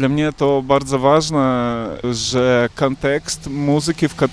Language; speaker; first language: Polish; non-native, learner; Belarusian